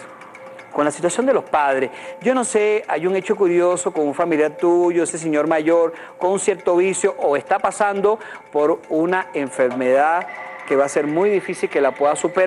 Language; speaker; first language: Spanish; native; Spanish